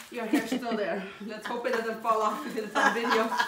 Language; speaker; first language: English; early bilingual, other home language; Spanish